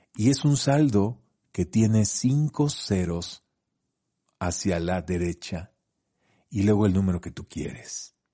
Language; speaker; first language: Spanish; native; Spanish